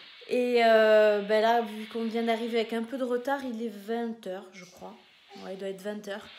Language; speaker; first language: French; native; French